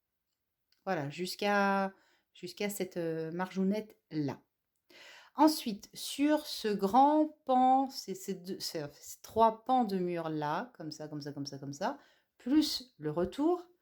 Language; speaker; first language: French; native; French